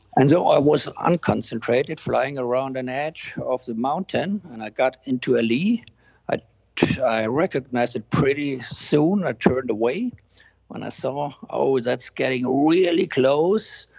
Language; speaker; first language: English; non-native, fluent; German